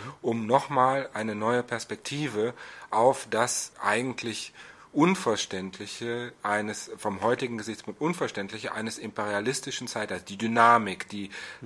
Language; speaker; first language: German; native; German